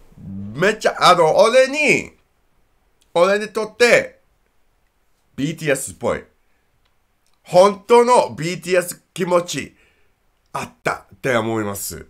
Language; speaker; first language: Japanese; non-native, learner; English